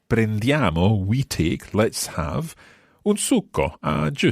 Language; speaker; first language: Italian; non-native, fluent; English